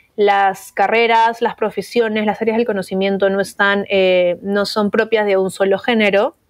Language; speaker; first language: Spanish; native; Spanish